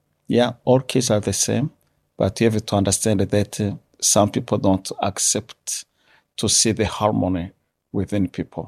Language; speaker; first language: English; non-native, local second language; Kinyarwanda